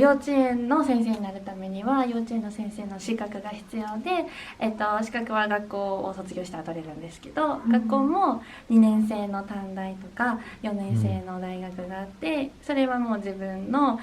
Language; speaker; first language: Japanese; native; Japanese